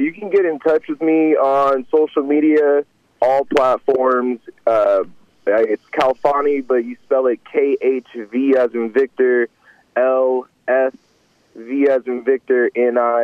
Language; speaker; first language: English; native; English